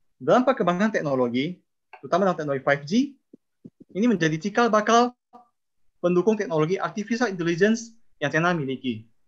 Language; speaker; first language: Indonesian; non-native, local second language; Chinese